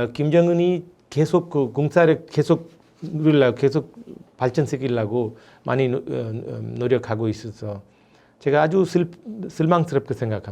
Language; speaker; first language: Korean; non-native, fluent; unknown